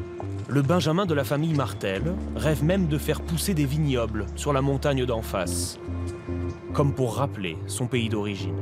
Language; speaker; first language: French; native; French